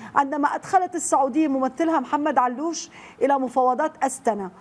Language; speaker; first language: Arabic; native; Arabic